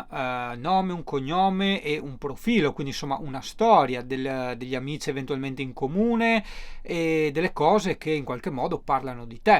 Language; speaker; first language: Italian; native; Italian